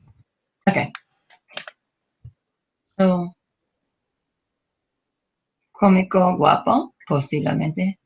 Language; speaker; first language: Spanish; non-native, learner; English